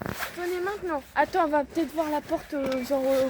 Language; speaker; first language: French; native; French